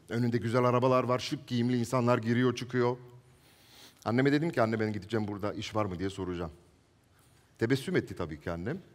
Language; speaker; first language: Turkish; non-native, local second language; Italian